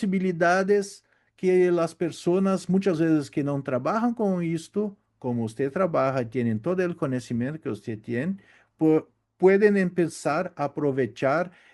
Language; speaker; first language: Spanish; non-native, learner; Portuguese